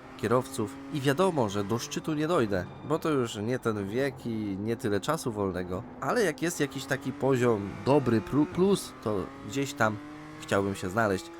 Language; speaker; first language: Polish; native; Polish